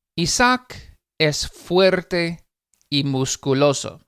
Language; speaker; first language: Spanish; non-native, fluent; English